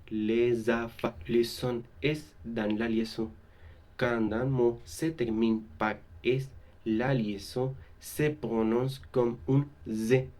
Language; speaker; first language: French; non-native, learner; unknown